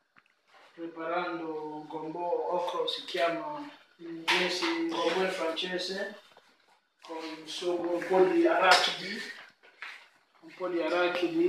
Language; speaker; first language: Italian; non-native, learner; English